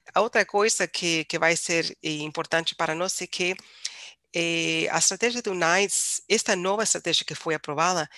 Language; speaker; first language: Portuguese; non-native, fluent; English